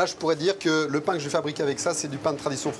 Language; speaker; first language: French; native; French